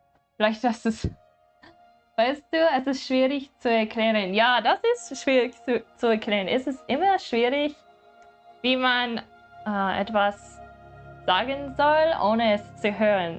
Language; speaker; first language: German; non-native, learner; English